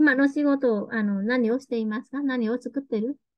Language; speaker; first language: Japanese; non-native, fluent; Vietnamese